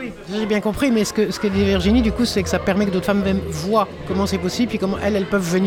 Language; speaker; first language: French; native; French